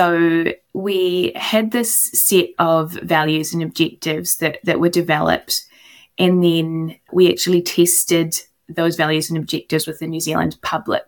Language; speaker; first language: English; native; English